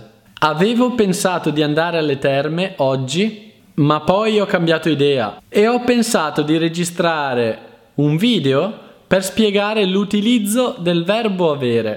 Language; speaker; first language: Italian; native; Italian